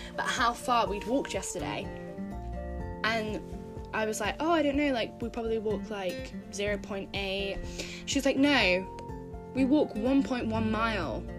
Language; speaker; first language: English; native; English